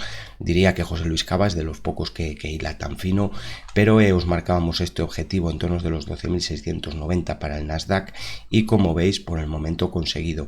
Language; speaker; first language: Spanish; native; Spanish